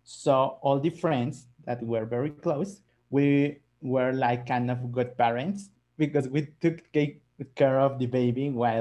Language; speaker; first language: English; non-native, fluent; Spanish